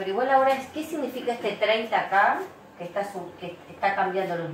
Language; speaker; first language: Spanish; native; Spanish